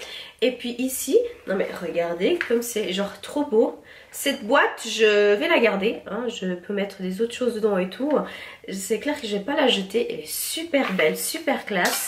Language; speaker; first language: French; native; French